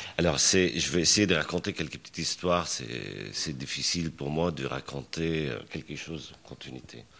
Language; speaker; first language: French; non-native, local second language; Arabic